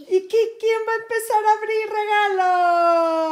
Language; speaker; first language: Spanish; native; Spanish